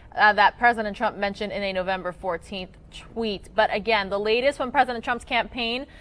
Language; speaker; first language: English; native; English